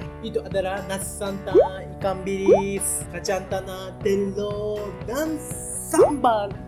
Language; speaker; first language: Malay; non-native, learner; Japanese